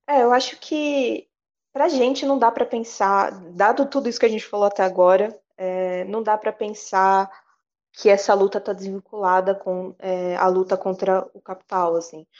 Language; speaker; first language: Portuguese; native; Portuguese